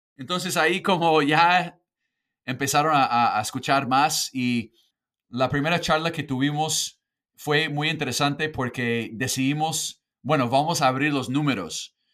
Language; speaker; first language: Spanish; non-native, fluent; English